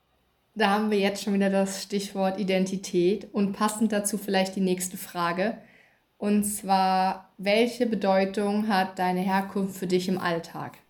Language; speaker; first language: German; native; German